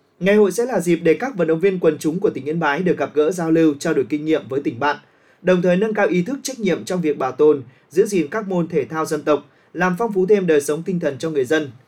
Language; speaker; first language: Vietnamese; native; Vietnamese